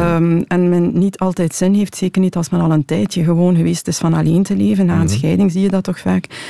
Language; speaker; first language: Dutch; native; Dutch